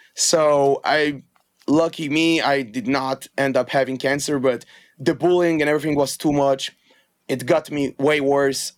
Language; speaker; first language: English; non-native, fluent; Hebrew